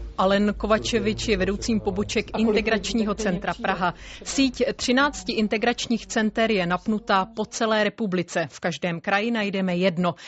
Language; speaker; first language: Czech; native; Czech